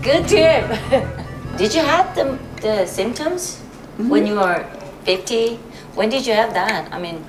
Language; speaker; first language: English; non-native, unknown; Korean